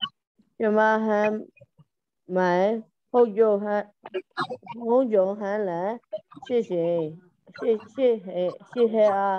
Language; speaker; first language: Chinese; non-native, learner; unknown